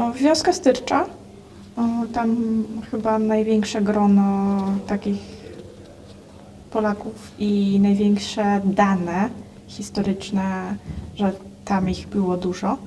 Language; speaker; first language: Polish; non-native, fluent; Russian